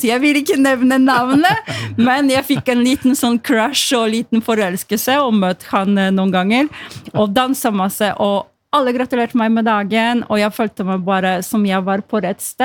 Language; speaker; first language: Norwegian; non-native, fluent; Polish